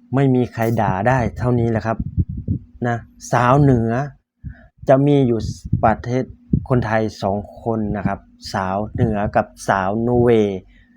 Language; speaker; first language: Thai; native; Thai